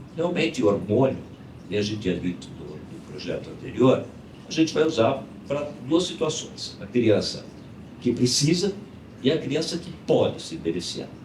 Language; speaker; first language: Portuguese; native; Portuguese